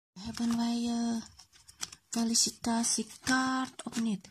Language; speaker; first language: Dutch; non-native, local second language; Indonesian